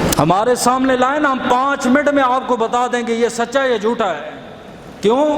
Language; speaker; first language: Urdu; non-native, local second language; Punjabi